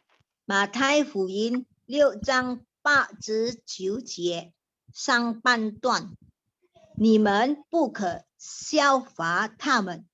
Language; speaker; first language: Chinese; non-native, learner; Indonesian